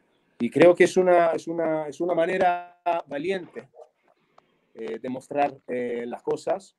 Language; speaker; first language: Spanish; non-native, fluent; Hebrew